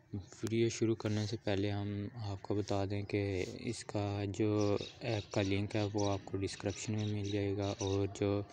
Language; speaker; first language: Urdu; non-native, local second language; Punjabi